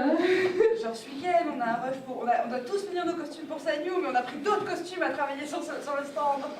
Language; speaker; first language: French; native; French